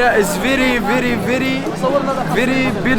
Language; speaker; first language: English; non-native, learner; Arabic